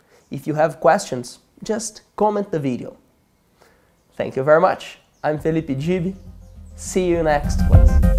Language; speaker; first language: English; non-native, fluent; Portuguese